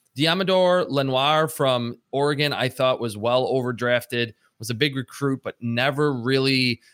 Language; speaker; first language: English; native; English